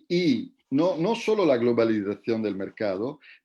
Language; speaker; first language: Spanish; non-native, fluent; Italian